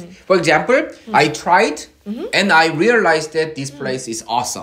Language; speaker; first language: English; non-native, fluent; Korean